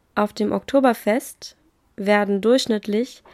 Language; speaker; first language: German; native; German